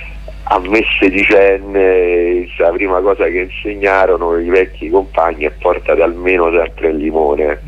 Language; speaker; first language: Italian; native; Italian